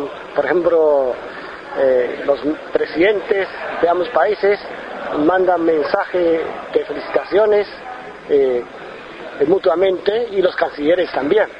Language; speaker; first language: Spanish; non-native, fluent; Chinese